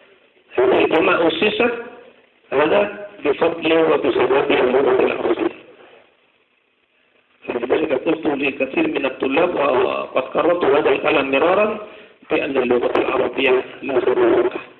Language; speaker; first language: Arabic; non-native, fluent; Madurese